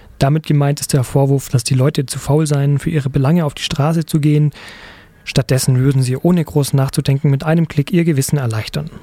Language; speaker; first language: German; native; German